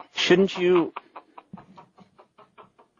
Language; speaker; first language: English; native; English